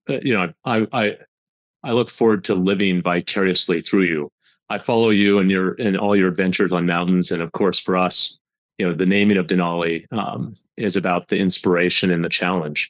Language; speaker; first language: English; native; English